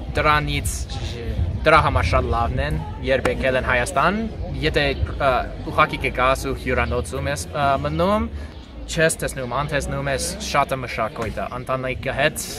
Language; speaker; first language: Armenian; non-native, learner; English